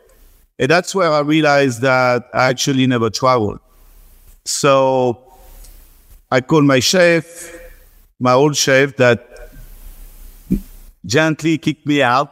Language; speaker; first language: English; non-native, fluent; French